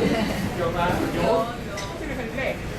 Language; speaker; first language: Chinese; non-native, fluent; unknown